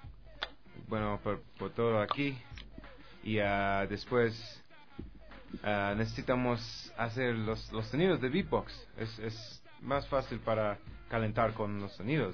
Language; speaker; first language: Spanish; non-native, learner; English